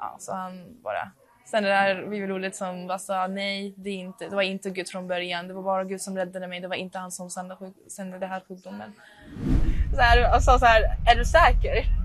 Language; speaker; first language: Swedish; non-native, fluent; Arabic